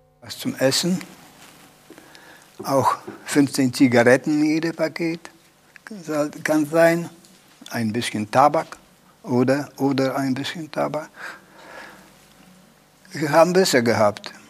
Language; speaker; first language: German; non-native, learner; Polish